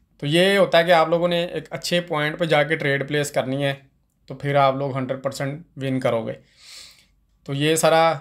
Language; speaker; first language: Urdu; non-native, local second language; Punjabi